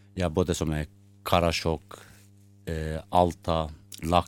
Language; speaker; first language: Norwegian; non-native, fluent; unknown